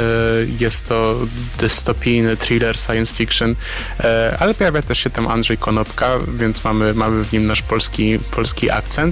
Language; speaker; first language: Polish; native; Polish